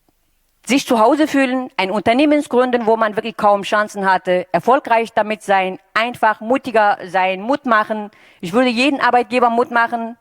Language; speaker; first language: German; non-native, fluent; Turkish